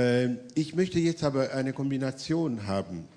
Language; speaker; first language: German; non-native, fluent; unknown